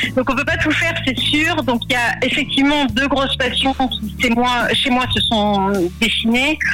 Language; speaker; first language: French; native; French